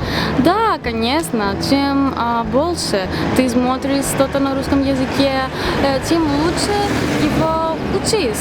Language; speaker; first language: Russian; non-native, fluent; Greek